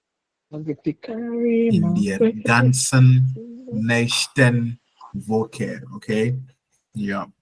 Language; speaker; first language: German; non-native, learner; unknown